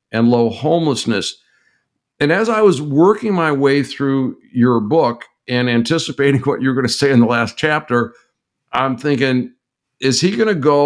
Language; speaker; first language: English; native; English